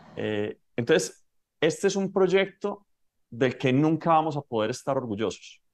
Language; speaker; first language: Spanish; native; Spanish